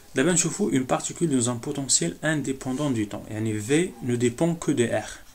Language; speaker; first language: French; non-native, local second language; Arabic